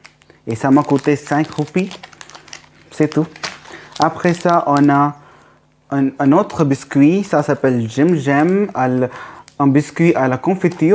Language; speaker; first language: French; non-native, learner; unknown